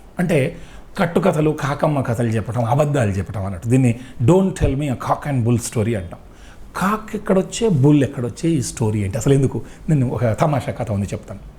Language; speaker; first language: Telugu; native; Telugu